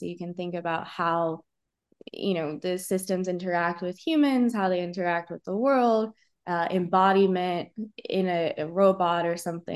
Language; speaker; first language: English; native; English